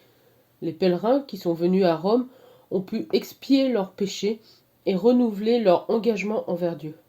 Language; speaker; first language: French; native; French